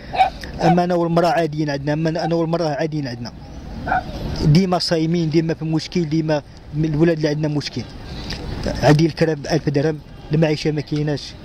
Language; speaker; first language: Arabic; native; Arabic